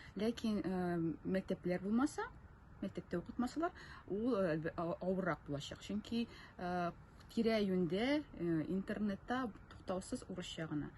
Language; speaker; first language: Tatar; non-native, local second language; Russian